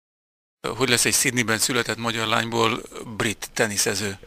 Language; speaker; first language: Hungarian; native; Hungarian